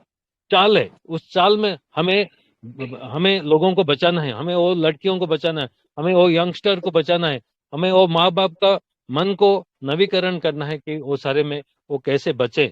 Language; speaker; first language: Hindi; non-native, local second language; Odia